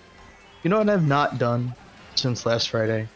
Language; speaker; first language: English; native; English